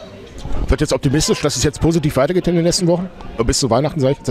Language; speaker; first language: German; native; German